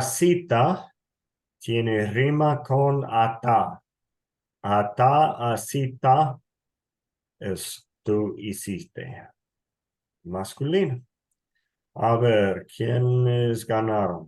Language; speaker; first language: Spanish; non-native, fluent; English